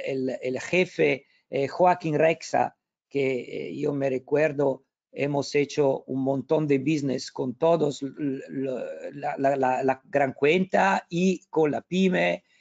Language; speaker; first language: Spanish; non-native, learner; Italian